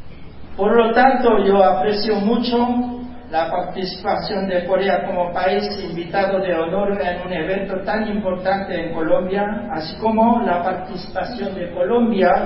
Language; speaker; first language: Spanish; non-native, fluent; Korean